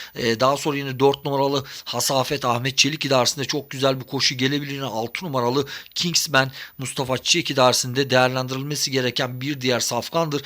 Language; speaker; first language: Turkish; native; Turkish